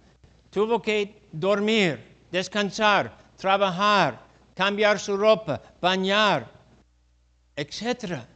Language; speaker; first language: Spanish; non-native, fluent; English